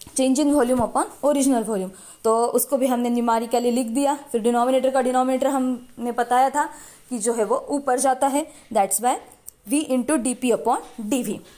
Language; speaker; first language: Hindi; non-native, local second language; Marathi